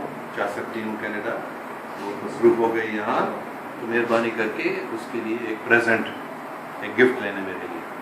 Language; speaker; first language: Hindi; non-native, local second language; English